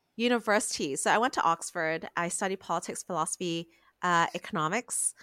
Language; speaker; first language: English; non-native, local second language; Cantonese